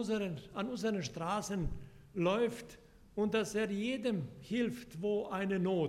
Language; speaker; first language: German; non-native, fluent; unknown